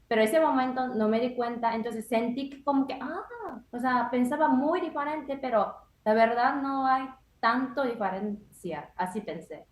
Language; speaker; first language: Spanish; non-native, learner; Japanese